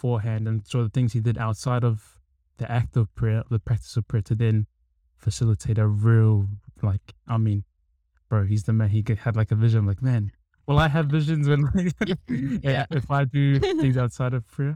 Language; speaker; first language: English; native; English